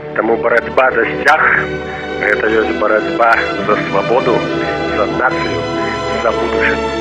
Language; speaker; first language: Belarusian; native; Belarusian